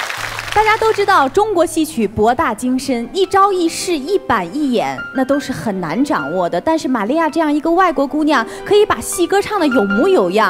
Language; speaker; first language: Chinese; native; Chinese